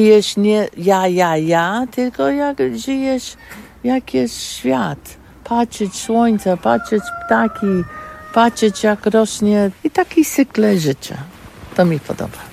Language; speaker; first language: Polish; non-native, learner; English